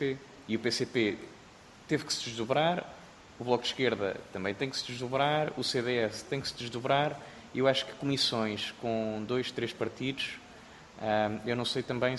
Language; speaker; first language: Portuguese; native; Portuguese